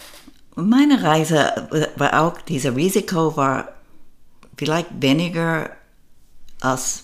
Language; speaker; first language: German; non-native, fluent; English